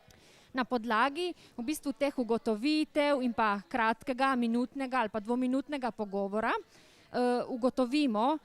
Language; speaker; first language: Slovenian; native; Slovenian